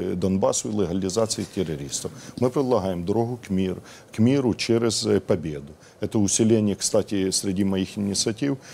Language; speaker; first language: Russian; non-native, local second language; Ukrainian